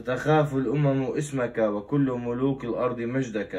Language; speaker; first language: Arabic; native; Arabic